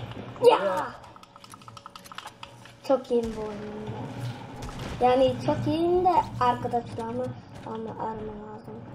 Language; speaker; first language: Turkish; early bilingual, heritage; Turkish